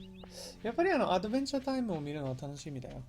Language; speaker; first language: Japanese; non-native, fluent; English